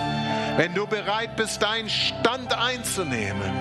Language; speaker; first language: German; native; German